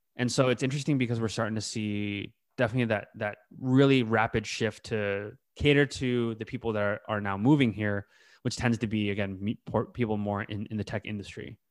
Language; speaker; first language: English; native; English